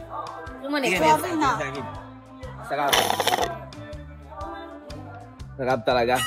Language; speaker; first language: Filipino; non-native, learner; Spanish